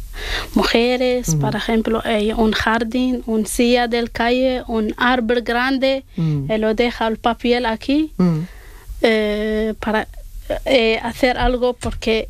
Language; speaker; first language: Spanish; non-native, learner; Arabic